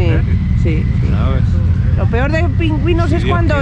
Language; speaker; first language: Spanish; native; Spanish